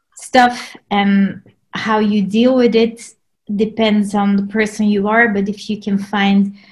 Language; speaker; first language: English; non-native, fluent; Dutch